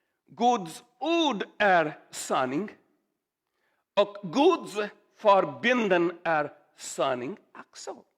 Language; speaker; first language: Swedish; non-native, learner; Urdu